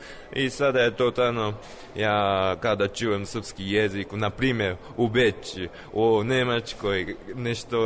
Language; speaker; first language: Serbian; non-native, learner; Japanese